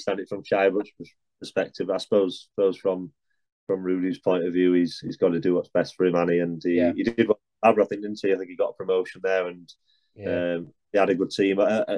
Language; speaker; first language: English; native; English